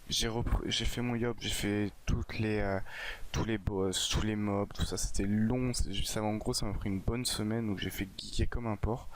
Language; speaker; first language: French; native; French